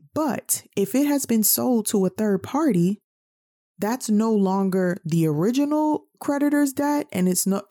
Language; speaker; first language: English; native; English